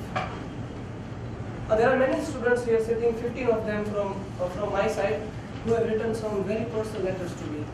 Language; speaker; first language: English; non-native, local second language; Gujarati